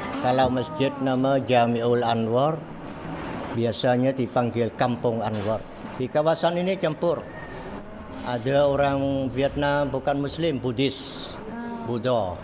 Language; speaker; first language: Indonesian; non-native, fluent; Western Cham